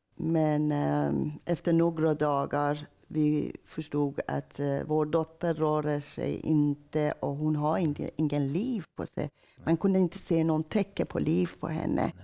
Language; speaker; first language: Swedish; non-native, fluent; Persian